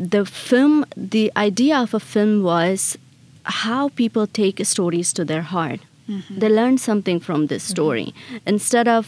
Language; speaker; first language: English; non-native, local second language; Khowar